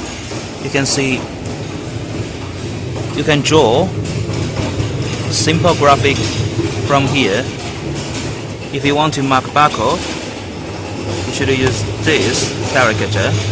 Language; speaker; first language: English; non-native, learner; Chinese